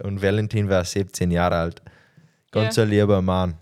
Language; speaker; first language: German; non-native, learner; English